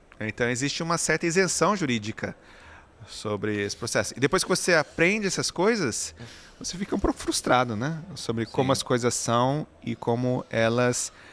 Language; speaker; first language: Portuguese; native; Portuguese